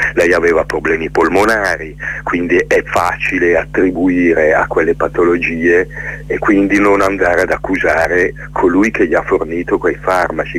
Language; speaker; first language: Italian; native; Italian